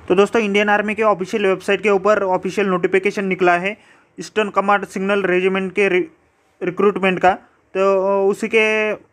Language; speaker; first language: Hindi; non-native, local second language; Marathi